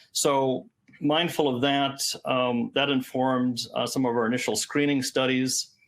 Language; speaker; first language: English; native; English